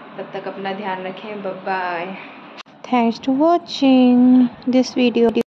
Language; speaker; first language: Hindi; native; Hindi